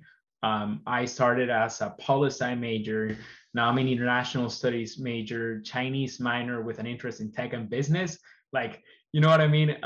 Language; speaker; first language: English; non-native, fluent; Spanish